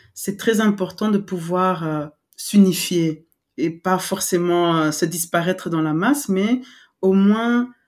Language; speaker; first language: French; non-native, local second language; Lingala